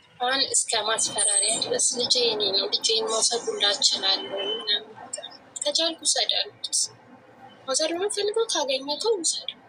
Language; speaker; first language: Amharic; native; Amharic